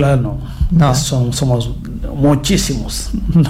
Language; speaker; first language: Catalan; non-native, fluent; Fula